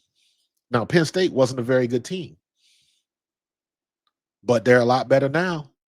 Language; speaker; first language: English; native; English